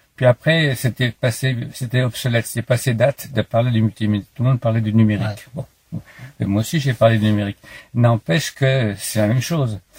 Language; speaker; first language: French; native; French